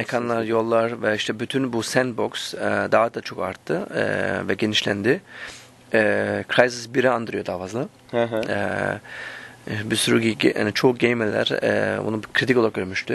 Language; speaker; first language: Turkish; early bilingual, heritage; Turkish